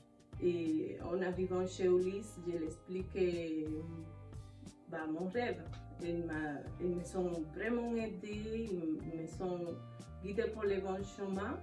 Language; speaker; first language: French; non-native, learner; Spanish